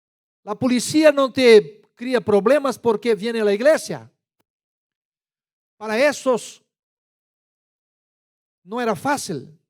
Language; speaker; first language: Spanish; non-native, learner; Portuguese